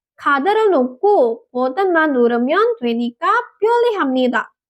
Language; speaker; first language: Korean; non-native, fluent; Indonesian